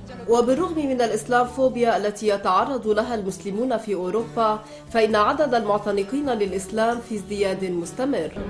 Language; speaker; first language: Arabic; native; Arabic